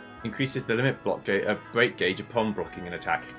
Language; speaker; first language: English; native; English